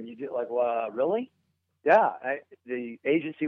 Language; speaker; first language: English; native; English